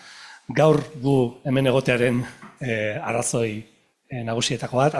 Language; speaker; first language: Basque; native; Basque